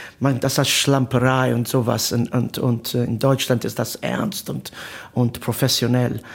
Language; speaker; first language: German; non-native, learner; Italian